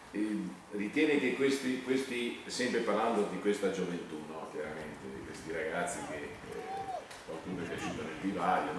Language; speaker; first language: Italian; native; Italian